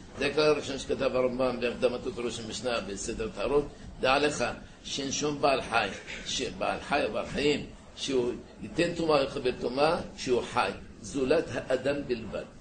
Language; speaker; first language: Hebrew; early bilingual, other home language; Arabic